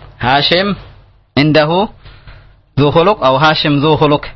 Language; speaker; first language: Arabic; non-native, fluent; Indonesian